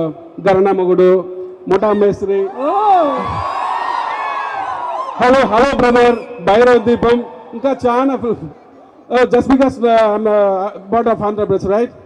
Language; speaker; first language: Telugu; non-native, learner; Tamil